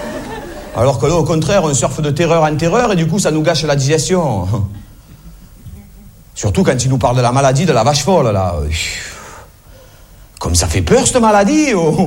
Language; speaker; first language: French; native; French